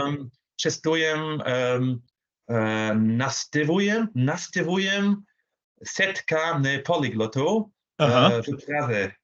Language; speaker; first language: Czech; non-native, learner; German